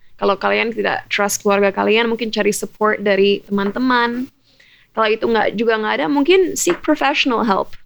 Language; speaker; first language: Indonesian; early bilingual, heritage; German